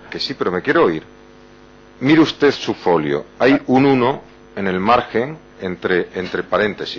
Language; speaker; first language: Spanish; native; Spanish